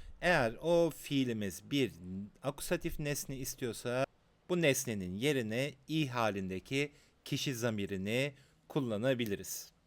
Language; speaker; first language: Turkish; native; Turkish